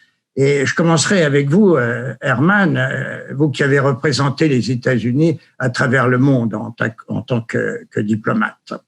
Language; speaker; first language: French; native; French